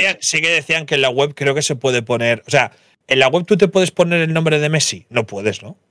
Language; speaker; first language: Spanish; native; Spanish